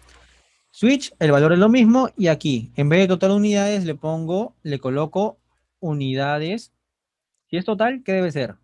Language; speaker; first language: Spanish; native; Spanish